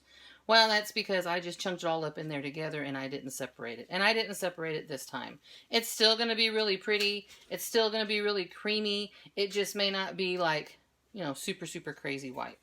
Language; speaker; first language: English; native; English